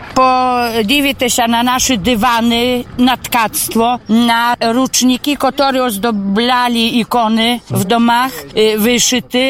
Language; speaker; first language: Polish; non-native, local second language; Ukrainian